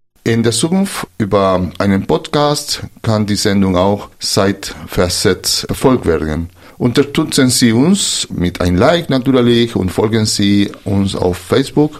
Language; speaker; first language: German; non-native, fluent; Spanish